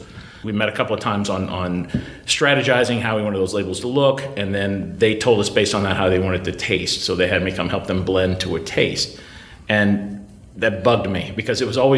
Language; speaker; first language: English; native; English